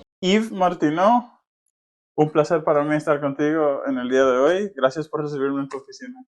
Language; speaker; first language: Spanish; native; Spanish